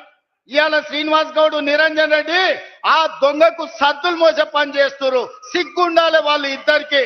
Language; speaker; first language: Telugu; native; Telugu